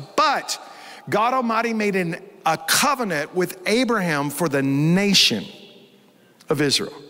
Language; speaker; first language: English; native; English